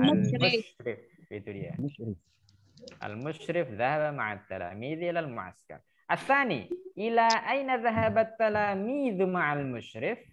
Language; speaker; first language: Arabic; non-native, fluent; Indonesian